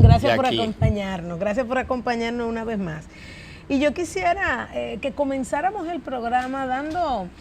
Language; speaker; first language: Spanish; native; Spanish